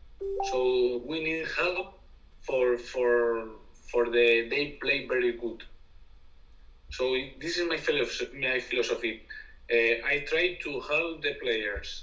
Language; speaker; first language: English; non-native, learner; Spanish